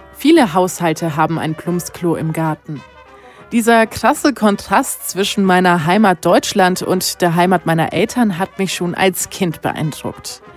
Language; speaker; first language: German; early bilingual, other home language; Romanian